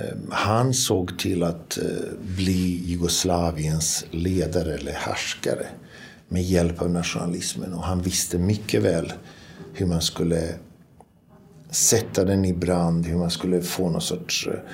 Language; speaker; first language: Swedish; non-native, fluent; Bosnian